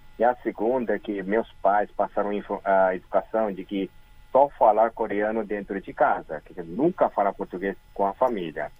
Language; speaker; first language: Portuguese; early bilingual, other home language; Korean